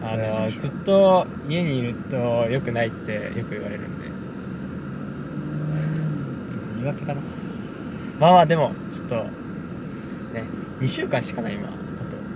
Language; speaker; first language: Japanese; native; Japanese